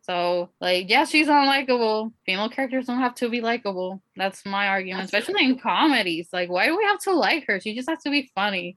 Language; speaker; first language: English; non-native, local second language; Spanish